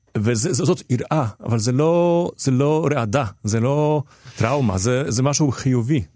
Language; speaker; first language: Hebrew; non-native, fluent; Polish